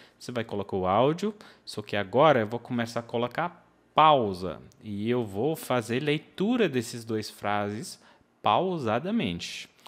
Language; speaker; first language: Portuguese; non-native, fluent; English